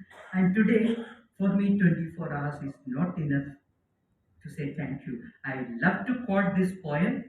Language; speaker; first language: English; non-native, local second language; Malayalam